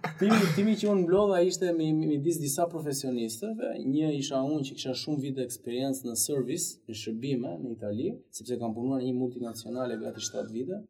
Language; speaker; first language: Albanian; early bilingual, heritage; Albanian